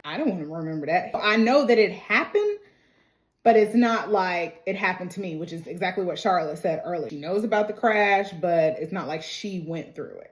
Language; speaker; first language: English; native; English